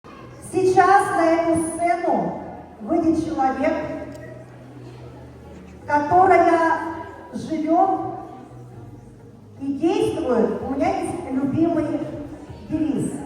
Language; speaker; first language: Russian; native; Russian